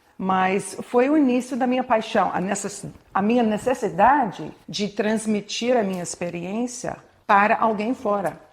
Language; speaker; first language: Portuguese; non-native, fluent; English